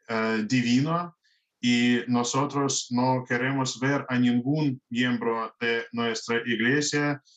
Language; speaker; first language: Spanish; non-native, fluent; Russian